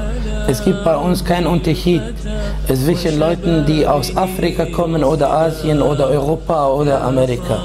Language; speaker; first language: German; non-native, fluent; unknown